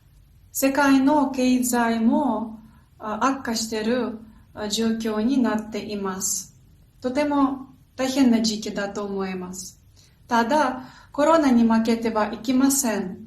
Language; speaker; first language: Japanese; non-native, fluent; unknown